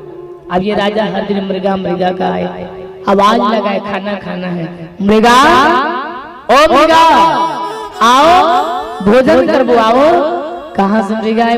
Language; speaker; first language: Hindi; non-native, local second language; Chhattisgarhi